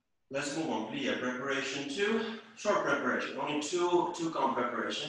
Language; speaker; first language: English; non-native, fluent; Estonian